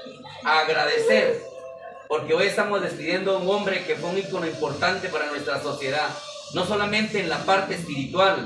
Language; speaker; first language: Spanish; native; Spanish